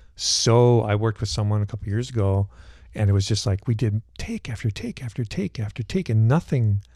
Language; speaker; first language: English; native; English